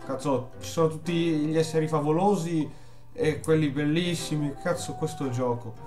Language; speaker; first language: Italian; native; Italian